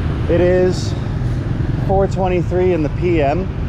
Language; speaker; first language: English; native; English